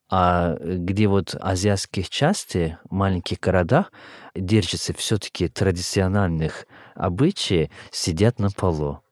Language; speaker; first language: Russian; non-native, fluent; Turkish